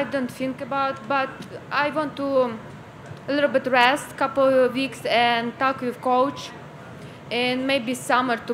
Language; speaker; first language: English; non-native, learner; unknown